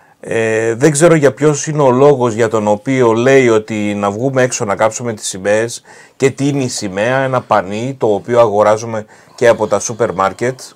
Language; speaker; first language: Greek; early bilingual, heritage; Greek